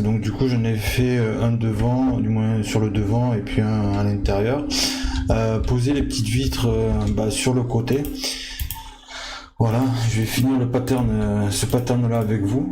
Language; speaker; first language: French; native; French